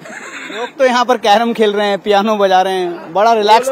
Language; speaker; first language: Hindi; native; Hindi